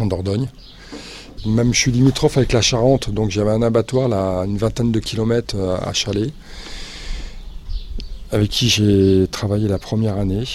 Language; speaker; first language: French; native; French